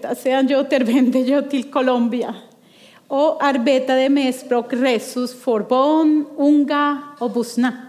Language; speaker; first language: Swedish; non-native, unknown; Spanish